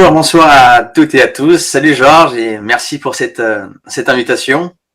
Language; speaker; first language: French; native; French